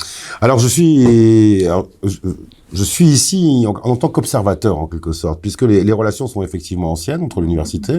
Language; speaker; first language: French; native; French